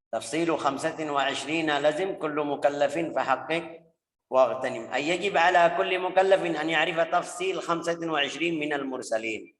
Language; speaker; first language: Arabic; native; Arabic